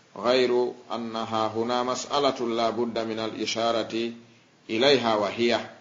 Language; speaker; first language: Arabic; non-native, fluent; Fula